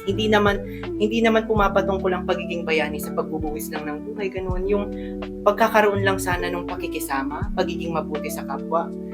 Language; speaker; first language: Filipino; non-native, local second language; Iloko